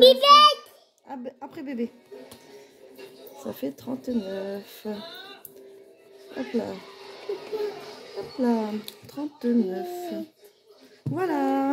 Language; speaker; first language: French; native; French